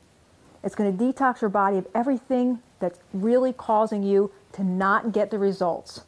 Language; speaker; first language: English; native; English